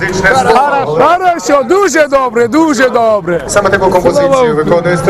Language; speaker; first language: Ukrainian; non-native, learner; Turkish